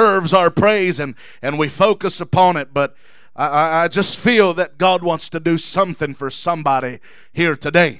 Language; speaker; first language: English; native; English